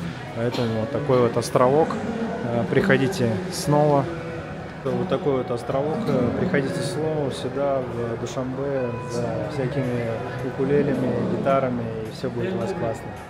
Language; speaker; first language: Russian; native; Russian